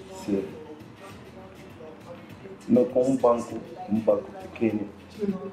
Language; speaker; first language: Spanish; non-native, learner; Arabic